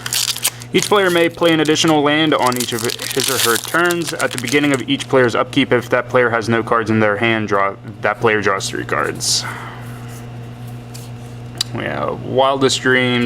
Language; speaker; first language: English; native; English